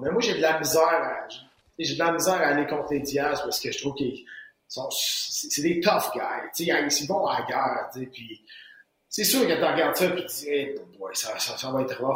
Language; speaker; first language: French; native; French